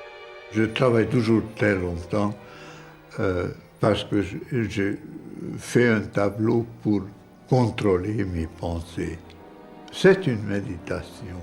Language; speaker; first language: French; non-native, fluent; Hungarian